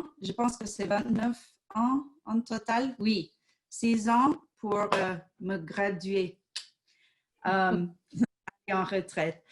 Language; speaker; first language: French; non-native, fluent; English